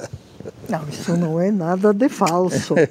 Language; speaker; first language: Portuguese; non-native, fluent; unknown